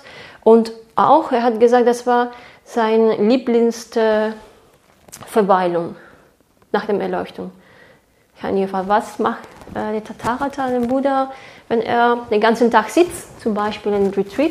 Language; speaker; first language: German; non-native, fluent; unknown